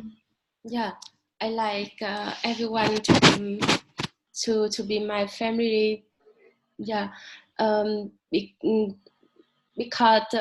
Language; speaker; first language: English; non-native, learner; Vietnamese